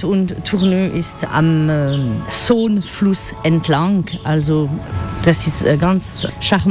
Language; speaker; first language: German; non-native, fluent; French